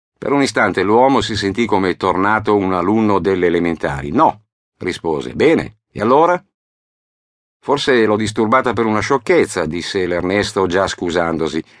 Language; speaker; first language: Italian; native; Italian